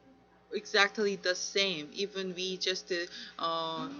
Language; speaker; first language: English; non-native, learner; Korean